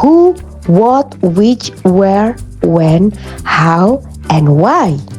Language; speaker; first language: English; non-native, local second language; Indonesian